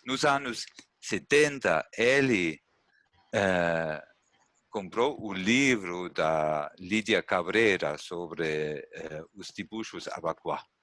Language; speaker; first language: Portuguese; non-native, learner; German